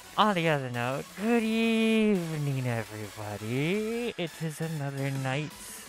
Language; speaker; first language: English; native; English